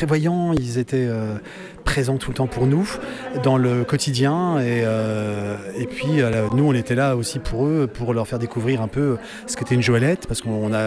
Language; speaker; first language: French; native; French